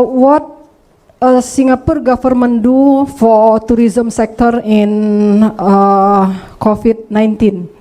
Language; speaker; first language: English; non-native, learner; Indonesian